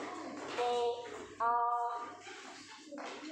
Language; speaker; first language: English; non-native, learner; Vietnamese